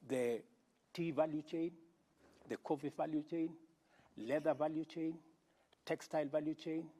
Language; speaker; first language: English; non-native, local second language; Kalenjin